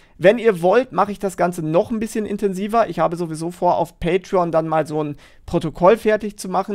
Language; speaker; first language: German; native; German